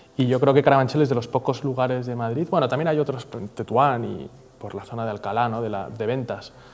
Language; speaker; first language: Spanish; native; Spanish